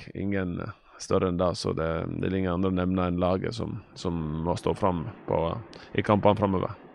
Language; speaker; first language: Norwegian; native; Norwegian